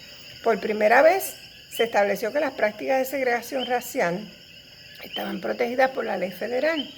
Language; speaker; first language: Spanish; native; Spanish